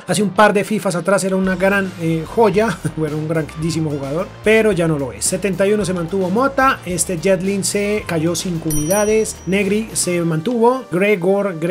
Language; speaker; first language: Spanish; native; Spanish